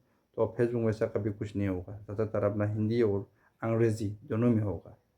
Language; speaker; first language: Hindi; non-native, fluent; Tibetan